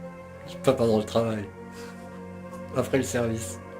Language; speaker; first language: French; native; French